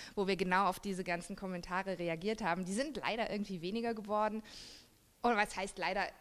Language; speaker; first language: German; native; German